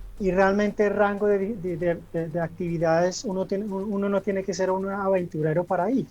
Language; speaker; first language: Spanish; early bilingual, heritage; Spanish